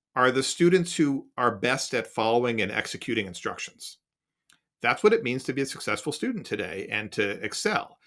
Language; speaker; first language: English; native; English